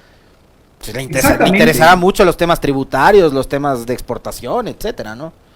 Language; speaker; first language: Spanish; native; Spanish